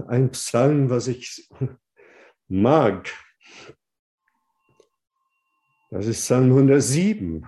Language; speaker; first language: German; non-native, fluent; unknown